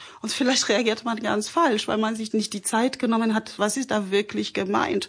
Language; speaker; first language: German; non-native, fluent; French